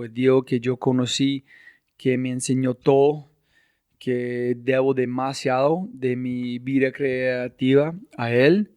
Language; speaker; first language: Spanish; non-native, fluent; English